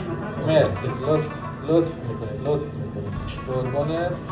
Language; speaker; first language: Persian; non-native, fluent; Urdu